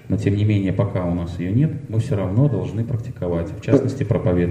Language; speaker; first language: Russian; native; Russian